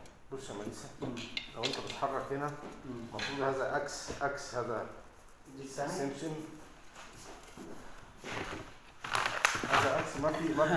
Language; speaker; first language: Arabic; non-native, learner; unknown